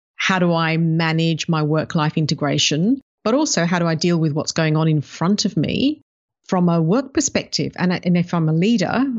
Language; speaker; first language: English; native; English